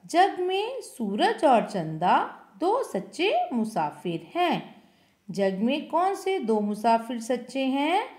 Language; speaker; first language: Hindi; non-native, local second language; Kannada